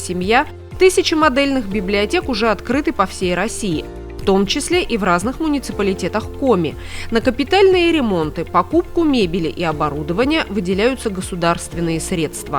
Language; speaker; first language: Russian; native; Russian